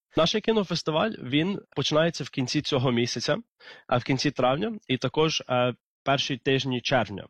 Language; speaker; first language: Ukrainian; early bilingual, heritage; Ukrainian